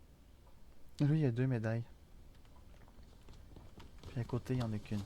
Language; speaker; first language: French; native; French